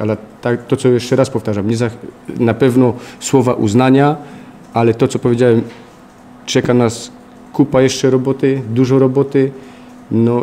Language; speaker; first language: Polish; native; Polish